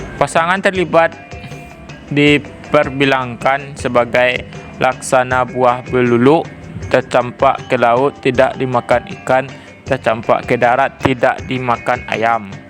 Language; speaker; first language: Malay; non-native, local second language; Minangkabau